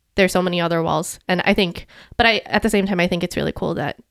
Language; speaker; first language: English; native; English